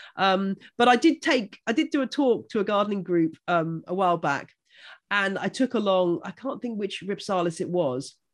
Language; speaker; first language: English; native; English